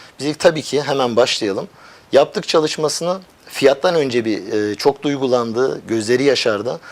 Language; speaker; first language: Turkish; early bilingual, heritage; Turkish